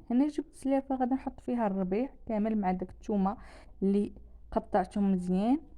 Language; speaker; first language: Arabic; native; Arabic